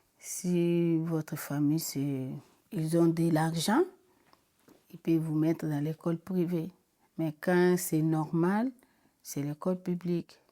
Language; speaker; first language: French; non-native, local second language; Lingala